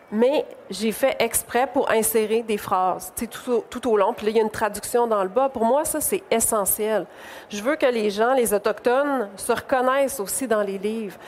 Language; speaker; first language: French; native; French